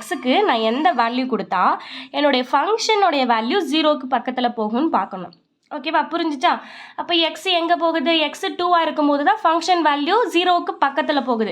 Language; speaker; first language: Tamil; native; Tamil